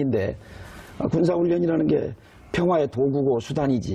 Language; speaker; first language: Korean; native; Korean